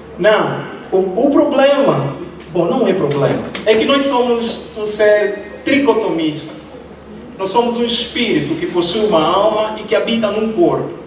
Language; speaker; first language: Portuguese; native; Portuguese